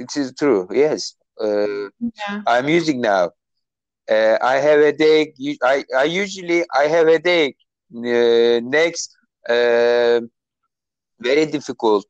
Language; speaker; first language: English; non-native, learner; Turkish